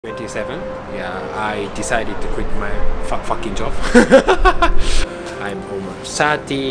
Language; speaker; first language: English; non-native, fluent; Japanese